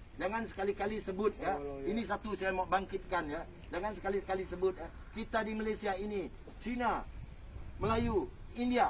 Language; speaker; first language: Malay; non-native, local second language; Iban